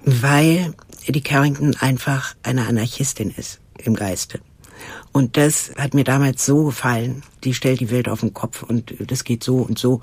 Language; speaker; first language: German; native; German